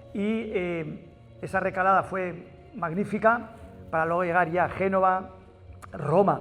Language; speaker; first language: Spanish; native; Spanish